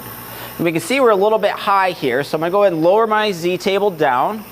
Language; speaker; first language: English; native; English